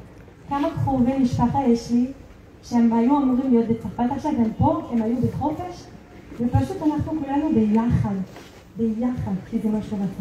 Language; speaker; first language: Hebrew; non-native, fluent; French